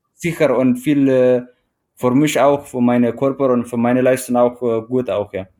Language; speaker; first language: German; non-native, learner; Tigrinya